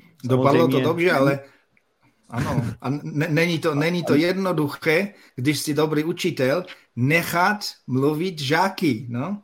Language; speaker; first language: Czech; non-native, fluent; Polish